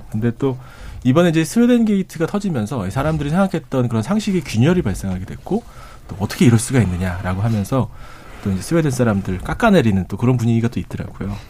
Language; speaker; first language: Korean; native; Korean